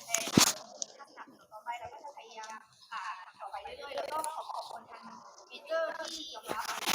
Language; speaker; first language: Thai; non-native, fluent; Burmese